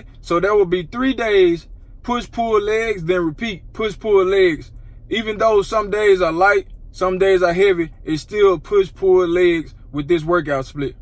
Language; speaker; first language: English; native; English